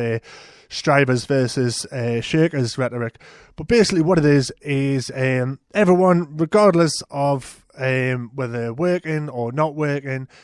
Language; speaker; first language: English; native; English